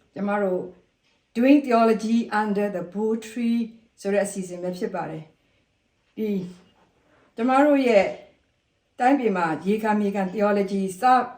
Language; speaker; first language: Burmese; non-native, local second language; S'gaw Karen